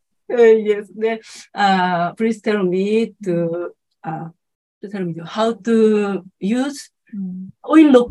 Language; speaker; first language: English; non-native, learner; Japanese